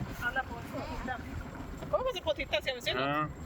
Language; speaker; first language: Swedish; native; Swedish